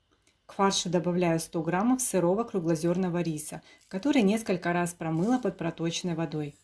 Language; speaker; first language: Russian; native; Russian